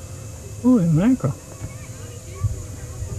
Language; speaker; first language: English; native; English